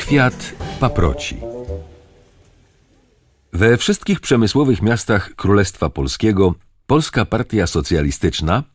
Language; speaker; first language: Polish; native; Polish